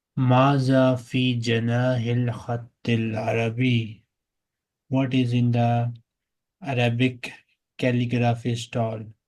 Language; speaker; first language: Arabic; non-native, fluent; Urdu